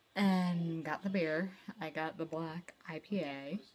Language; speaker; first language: English; native; English